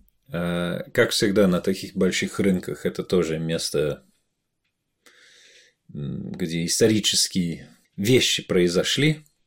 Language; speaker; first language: Russian; non-native, fluent; English